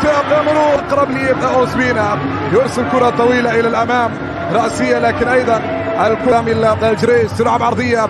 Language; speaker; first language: Arabic; native; Arabic